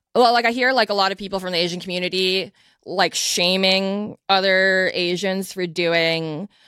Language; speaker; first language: English; native; English